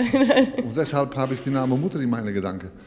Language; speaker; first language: German; non-native, learner; Dutch